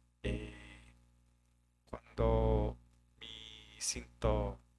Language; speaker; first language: Italian; non-native, learner; English